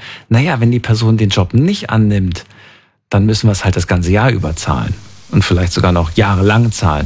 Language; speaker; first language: German; native; German